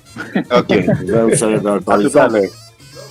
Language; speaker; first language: French; non-native, local second language; Wolof